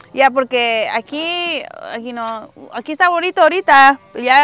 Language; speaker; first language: Spanish; early bilingual, heritage; Spanish